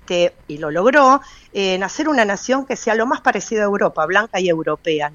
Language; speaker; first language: Spanish; native; Spanish